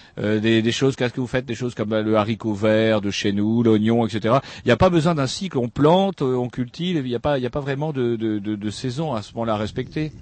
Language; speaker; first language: French; native; French